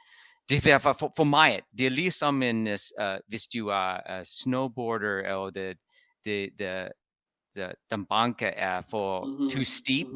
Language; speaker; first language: Danish; non-native, learner; English